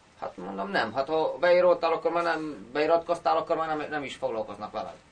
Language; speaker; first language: Hungarian; native; Hungarian